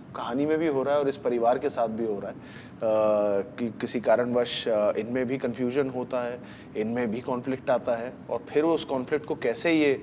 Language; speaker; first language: Hindi; native; Hindi